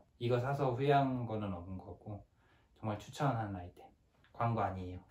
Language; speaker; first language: Korean; native; Korean